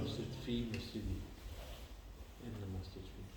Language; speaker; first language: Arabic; non-native, learner; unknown